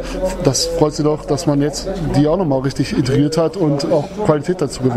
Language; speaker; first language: German; native; German